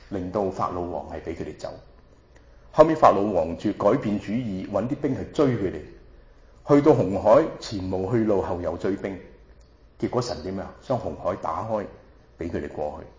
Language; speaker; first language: Cantonese; non-native, local second language; Wu Chinese